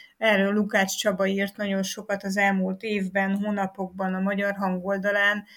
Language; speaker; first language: Hungarian; native; Hungarian